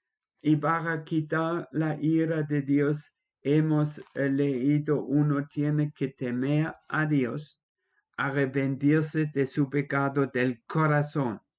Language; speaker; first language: Spanish; non-native, fluent; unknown